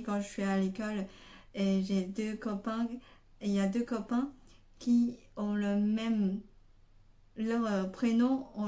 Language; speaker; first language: French; non-native, fluent; Chinese